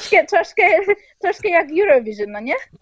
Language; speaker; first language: Polish; early bilingual, heritage; Polish